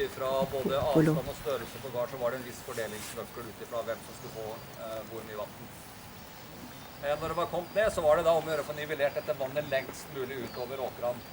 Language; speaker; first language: Norwegian; native; Norwegian